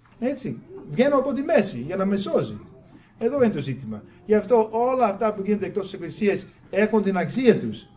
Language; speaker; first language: Greek; non-native, fluent; English